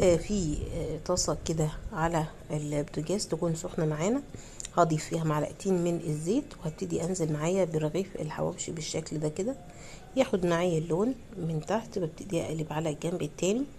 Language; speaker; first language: Arabic; native; Arabic